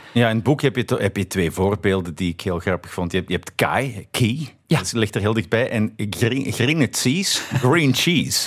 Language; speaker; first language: Dutch; native; Dutch